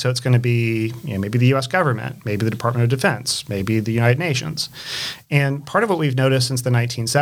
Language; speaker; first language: English; native; English